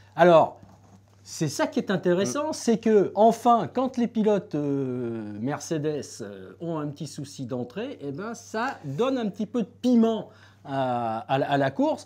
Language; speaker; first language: French; native; French